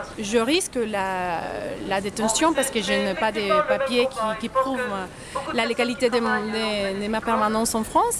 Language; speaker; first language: French; non-native, fluent; Spanish